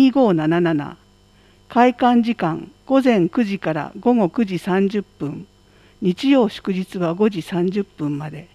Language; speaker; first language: Japanese; native; Japanese